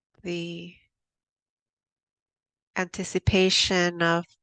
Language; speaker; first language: English; native; English